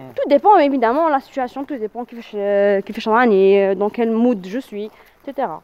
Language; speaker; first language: French; non-native, local second language; Arabic